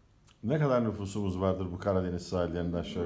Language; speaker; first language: Turkish; native; Turkish